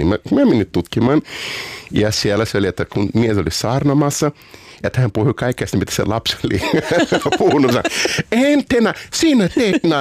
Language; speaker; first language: Finnish; non-native, fluent; Portuguese